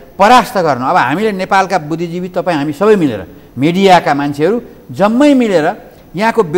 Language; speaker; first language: Nepali; native; Nepali